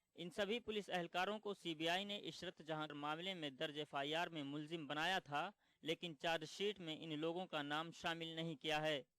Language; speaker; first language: Urdu; native; Urdu